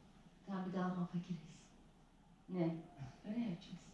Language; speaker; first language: Turkish; native; Turkish